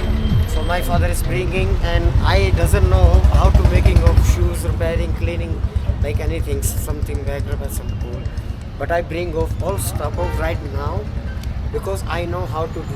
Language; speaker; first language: English; non-native, learner; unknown